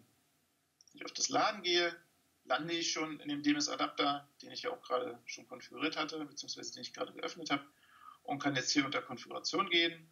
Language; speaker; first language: German; native; German